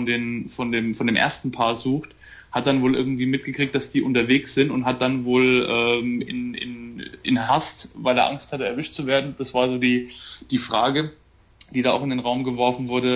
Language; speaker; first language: German; native; German